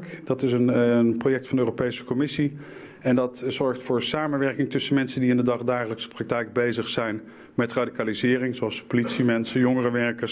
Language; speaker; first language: Dutch; native; Dutch